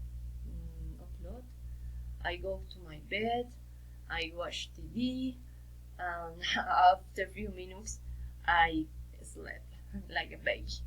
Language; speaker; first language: English; non-native, learner; Spanish